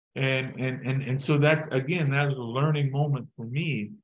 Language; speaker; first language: English; native; English